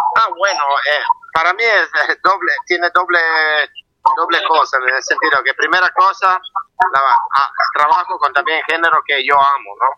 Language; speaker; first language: Spanish; non-native, fluent; Italian